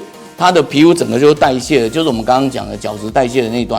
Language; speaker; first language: Chinese; native; Chinese